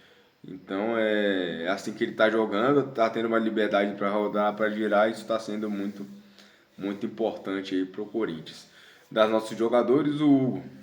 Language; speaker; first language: Portuguese; native; Portuguese